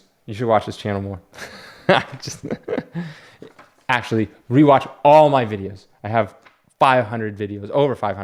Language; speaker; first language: English; native; English